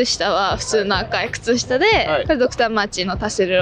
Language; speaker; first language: Japanese; native; Japanese